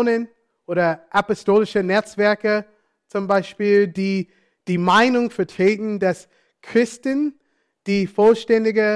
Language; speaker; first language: German; non-native, fluent; English